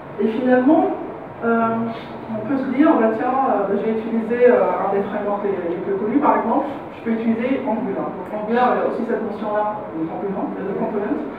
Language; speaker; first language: French; non-native, local second language; Arabic